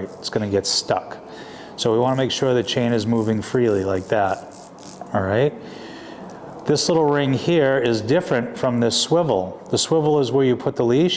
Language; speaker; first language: English; native; English